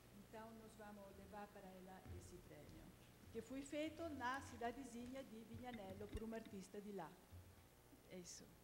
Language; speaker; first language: Portuguese; non-native, fluent; Italian